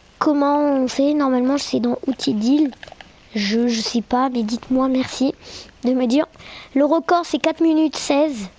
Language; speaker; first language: French; native; French